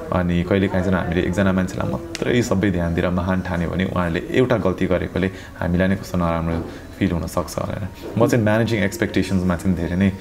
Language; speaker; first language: Nepali; early bilingual, heritage; Nepali